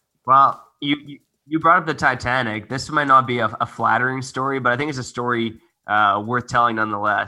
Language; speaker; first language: English; native; English